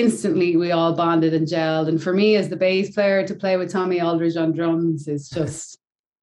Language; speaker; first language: English; native; English